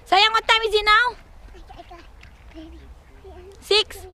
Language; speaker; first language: English; non-native, learner; Indonesian